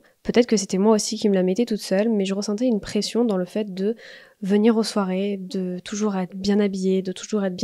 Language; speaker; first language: French; native; French